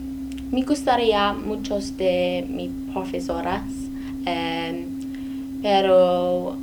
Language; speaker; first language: Spanish; non-native, learner; English